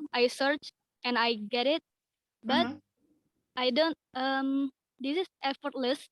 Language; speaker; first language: English; non-native, learner; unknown